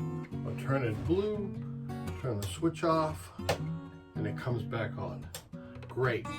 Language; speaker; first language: English; native; English